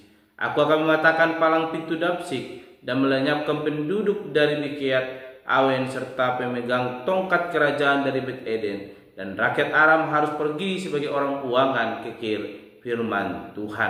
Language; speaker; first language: Indonesian; native; Indonesian